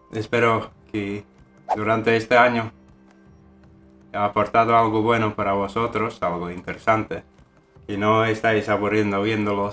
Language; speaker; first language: Spanish; non-native, fluent; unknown